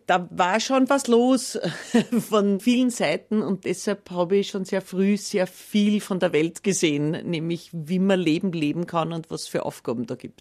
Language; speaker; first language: German; native; German